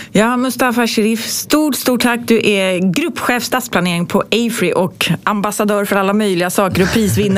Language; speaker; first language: Swedish; native; Swedish